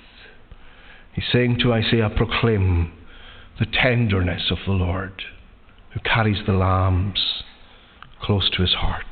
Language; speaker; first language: English; native; English